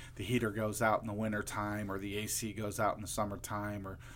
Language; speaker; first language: English; native; English